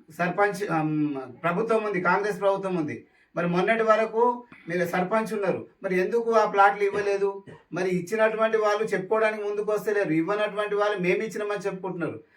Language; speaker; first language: Telugu; native; Telugu